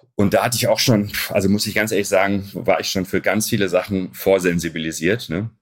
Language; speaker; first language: German; early bilingual, other home language; Arabic